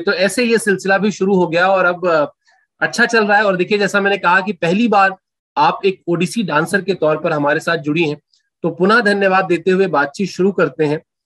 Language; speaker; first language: Hindi; native; Hindi